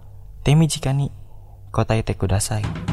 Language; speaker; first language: Japanese; non-native, fluent; Indonesian